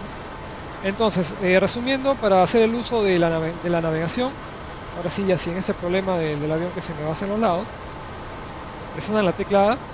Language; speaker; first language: Spanish; native; Spanish